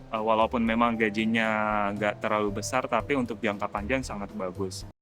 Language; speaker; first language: Indonesian; native; Indonesian